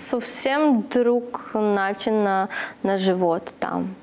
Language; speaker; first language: Bulgarian; non-native, learner; Russian